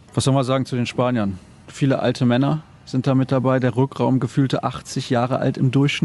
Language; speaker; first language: German; native; German